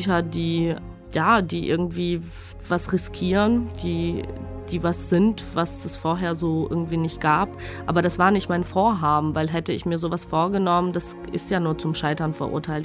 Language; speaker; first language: German; non-native, fluent; Georgian